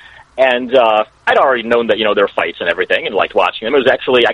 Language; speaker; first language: English; native; English